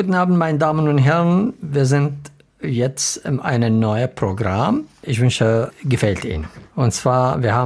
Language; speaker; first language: German; non-native, learner; Arabic